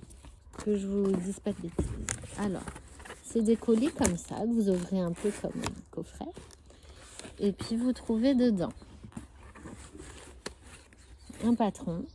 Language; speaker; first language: French; native; French